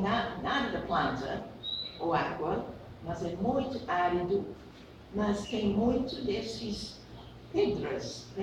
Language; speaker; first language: Portuguese; non-native, fluent; English